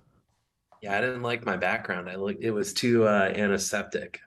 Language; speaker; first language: English; native; English